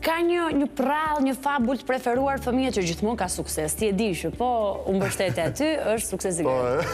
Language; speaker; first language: Albanian; native; Albanian